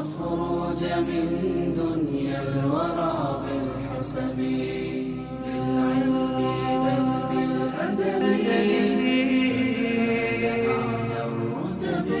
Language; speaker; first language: Arabic; non-native, fluent; Indonesian